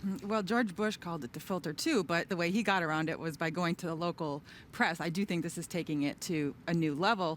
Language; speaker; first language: English; native; English